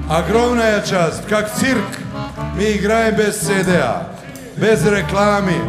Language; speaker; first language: Russian; non-native, learner; Serbian